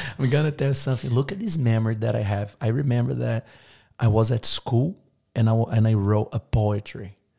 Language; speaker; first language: English; non-native, fluent; Portuguese